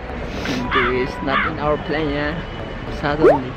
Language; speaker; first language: English; non-native, learner; Turkish